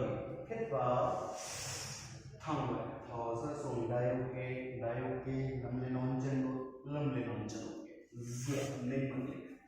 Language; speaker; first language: Vietnamese; non-native, learner; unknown